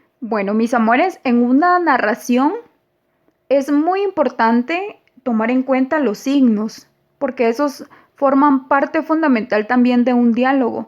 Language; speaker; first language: Spanish; native; Spanish